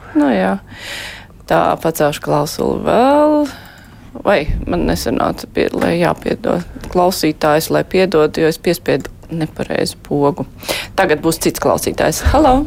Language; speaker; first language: Latvian; native; Latvian